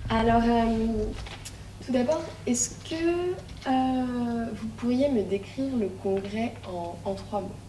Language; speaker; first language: French; native; French